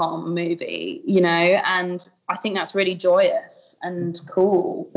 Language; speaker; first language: English; native; English